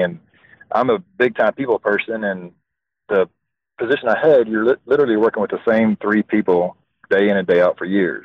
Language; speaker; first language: English; native; English